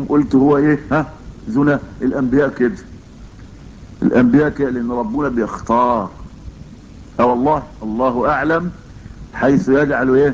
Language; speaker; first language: Arabic; native; Arabic